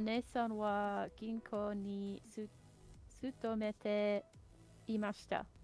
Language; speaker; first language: Japanese; non-native, learner; English